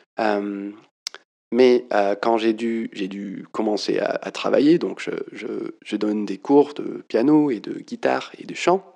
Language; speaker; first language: French; non-native, fluent; English